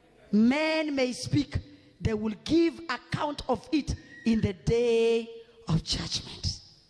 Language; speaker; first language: English; non-native, local second language; Swahili